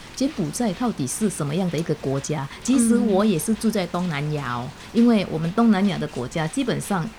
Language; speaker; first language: Chinese; non-native, fluent; Indonesian